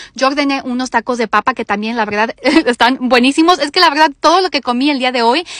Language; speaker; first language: Spanish; early bilingual, heritage; Spanish